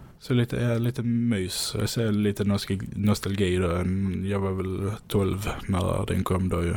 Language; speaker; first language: Swedish; native; Swedish